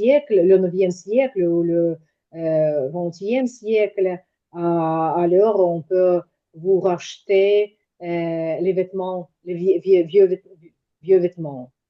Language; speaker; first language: French; non-native, fluent; Ukrainian